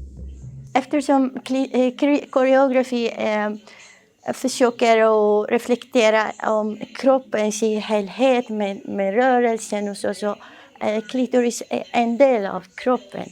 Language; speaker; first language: Swedish; non-native, fluent; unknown